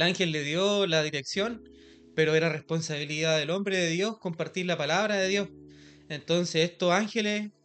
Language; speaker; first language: Spanish; native; Spanish